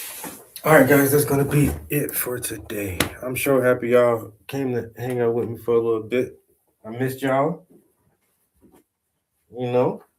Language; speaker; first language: English; native; English